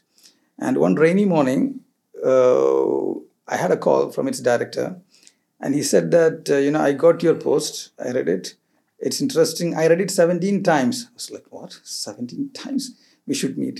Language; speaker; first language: English; non-native, local second language; Malayalam